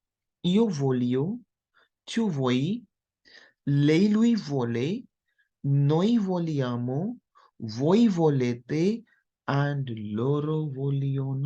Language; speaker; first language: Italian; non-native, fluent; Hindi